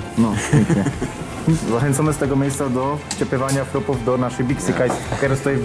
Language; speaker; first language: Polish; native; Polish